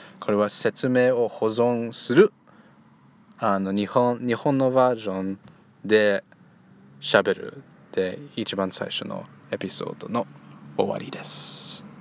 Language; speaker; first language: Japanese; early bilingual, heritage; Japanese